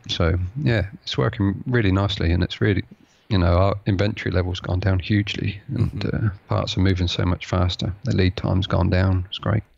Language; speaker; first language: English; native; English